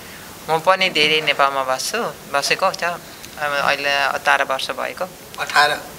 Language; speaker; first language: Nepali; non-native, learner; Dutch